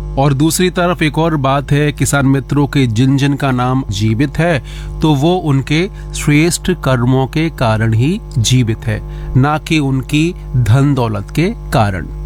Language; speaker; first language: Hindi; native; Hindi